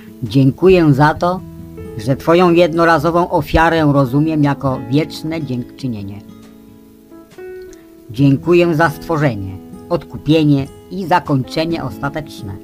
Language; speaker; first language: Polish; native; Polish